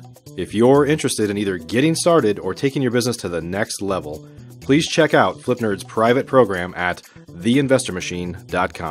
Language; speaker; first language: English; native; English